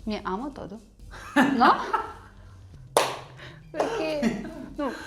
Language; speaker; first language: Spanish; non-native, learner; Russian